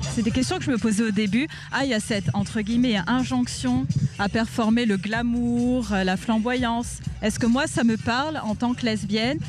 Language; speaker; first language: French; native; French